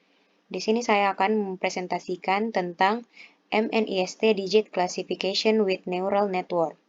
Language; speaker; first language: Indonesian; native; Indonesian